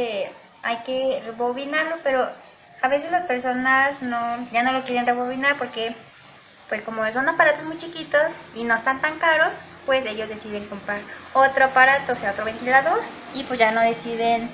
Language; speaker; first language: Spanish; native; Spanish